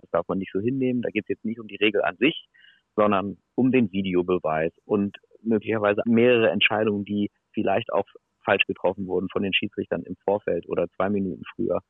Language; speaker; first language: German; native; German